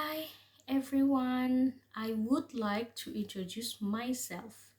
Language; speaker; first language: English; non-native, fluent; Indonesian